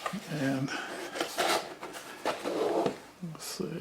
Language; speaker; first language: English; native; English